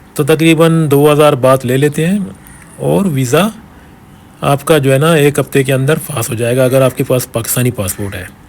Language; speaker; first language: Urdu; non-native, local second language; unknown